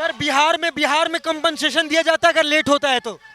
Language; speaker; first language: Hindi; native; Hindi